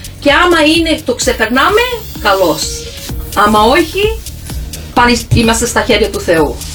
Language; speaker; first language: Greek; early bilingual, heritage; Greek